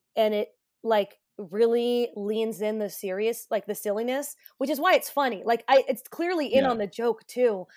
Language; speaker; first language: English; native; English